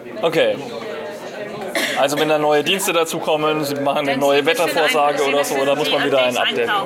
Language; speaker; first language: German; native; German